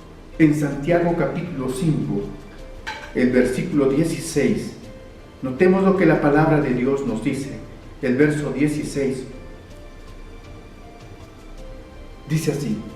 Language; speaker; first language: Spanish; native; Spanish